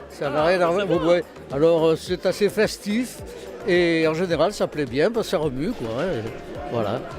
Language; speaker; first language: French; native; French